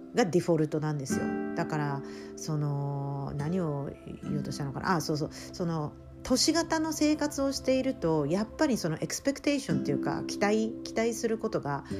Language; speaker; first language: Japanese; native; Japanese